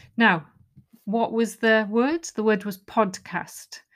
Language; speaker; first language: English; non-native, local second language; Welsh